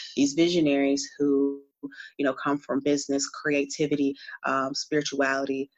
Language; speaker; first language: English; native; English